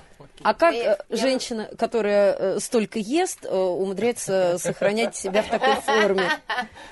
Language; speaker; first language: Russian; native; Russian